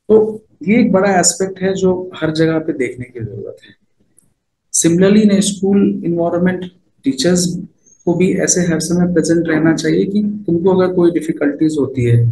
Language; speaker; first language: Hindi; native; Hindi